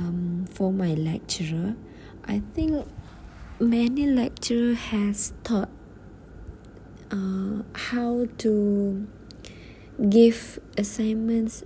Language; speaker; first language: English; non-native, learner; Malay